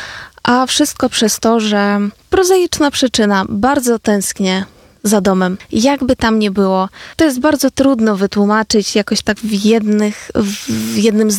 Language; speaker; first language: Polish; non-native, fluent; Ukrainian